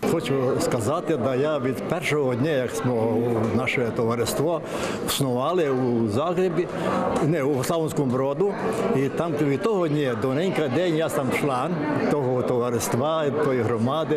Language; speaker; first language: Ukrainian; early bilingual, heritage; Ukrainian